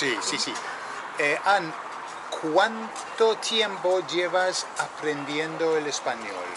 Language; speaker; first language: Spanish; non-native, fluent; English